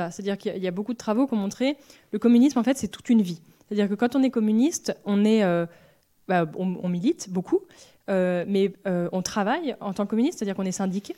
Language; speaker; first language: French; native; French